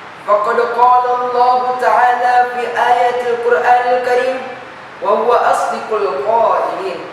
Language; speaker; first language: Arabic; non-native, learner; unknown